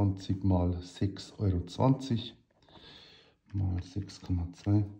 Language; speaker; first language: German; native; German